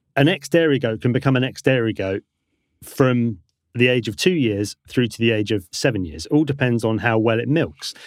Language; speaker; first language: English; native; English